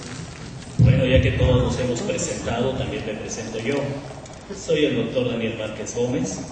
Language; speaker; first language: Spanish; native; Spanish